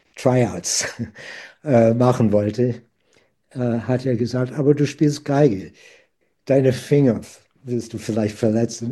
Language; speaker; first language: German; non-native, fluent; English